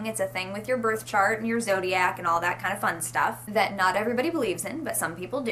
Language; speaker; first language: English; native; English